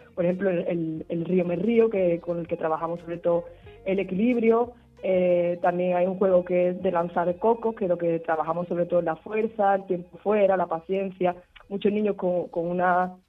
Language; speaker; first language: Spanish; native; Spanish